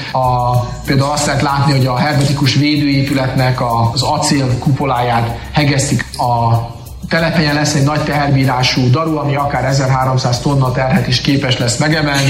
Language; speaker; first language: Hungarian; native; Hungarian